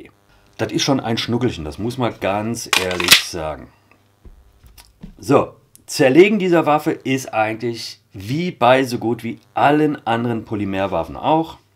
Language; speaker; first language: German; native; German